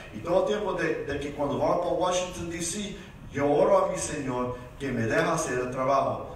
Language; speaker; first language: Spanish; early bilingual, heritage; Spanish